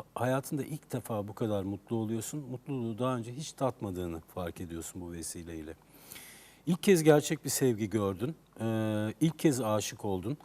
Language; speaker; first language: Turkish; native; Turkish